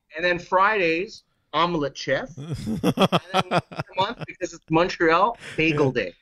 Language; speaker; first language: English; native; English